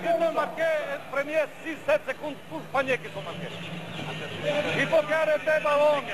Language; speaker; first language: French; non-native, learner; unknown